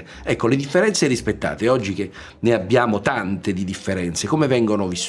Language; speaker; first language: Italian; native; Italian